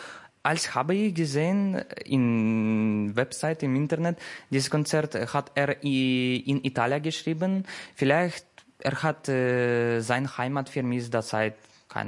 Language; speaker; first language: German; non-native, learner; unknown